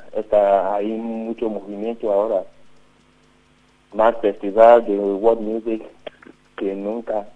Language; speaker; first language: Spanish; non-native, learner; Yoruba